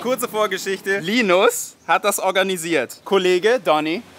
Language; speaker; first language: German; native; German